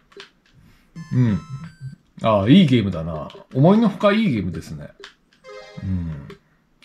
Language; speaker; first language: Japanese; native; Japanese